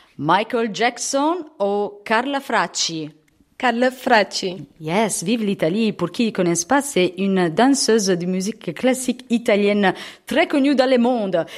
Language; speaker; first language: French; non-native, fluent; Italian